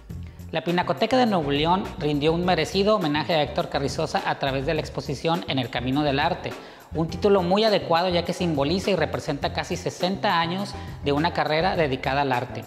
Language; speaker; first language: Spanish; native; Spanish